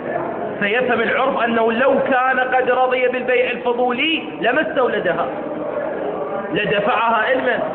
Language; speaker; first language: Arabic; native; Arabic